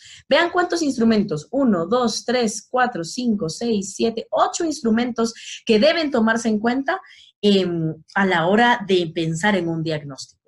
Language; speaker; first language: Spanish; native; Spanish